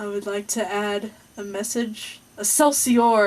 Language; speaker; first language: English; native; English